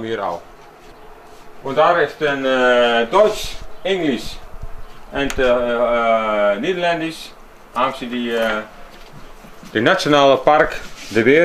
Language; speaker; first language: German; non-native, learner; Dutch